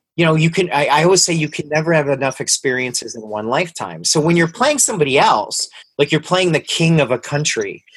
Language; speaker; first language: English; early bilingual, other home language; Hindi